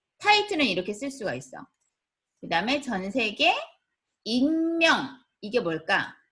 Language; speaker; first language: Korean; native; Korean